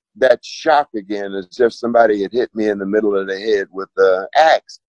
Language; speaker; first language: English; native; English